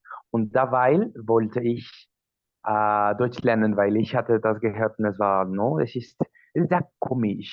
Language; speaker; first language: German; non-native, learner; Spanish